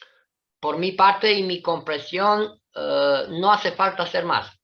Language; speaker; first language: Spanish; non-native, fluent; Italian